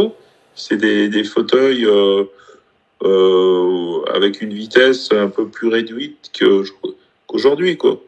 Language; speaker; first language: French; native; French